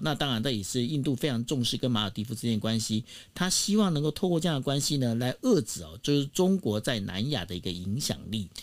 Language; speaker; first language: Chinese; native; Chinese